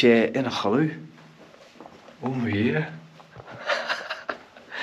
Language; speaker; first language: Irish; non-native, local second language; English